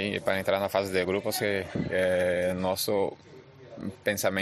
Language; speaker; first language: Spanish; non-native, fluent; Portuguese